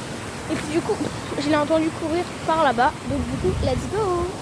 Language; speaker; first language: French; native; French